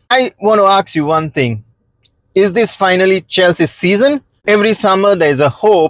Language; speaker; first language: English; non-native, local second language; Konkani